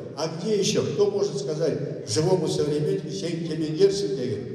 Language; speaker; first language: Russian; non-native, local second language; Kazakh